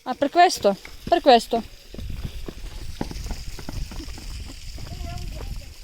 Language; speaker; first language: Italian; non-native, learner; Russian